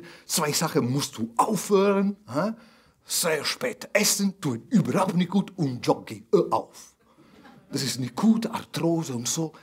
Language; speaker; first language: German; non-native, fluent; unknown